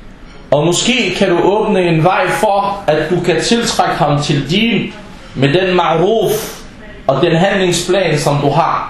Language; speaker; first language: Danish; non-native, local second language; Arabic